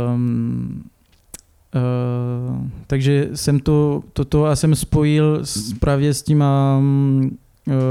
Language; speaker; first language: Czech; non-native, fluent; French